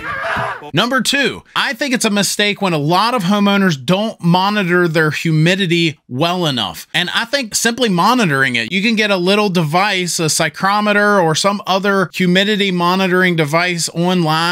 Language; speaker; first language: English; native; English